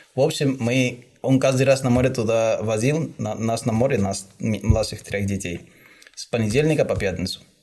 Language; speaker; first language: Russian; non-native, fluent; Spanish